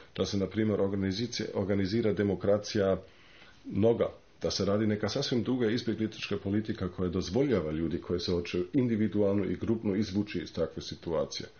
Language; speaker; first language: Croatian; non-native, fluent; German